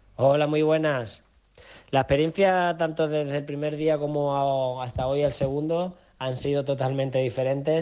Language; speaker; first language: Spanish; native; Spanish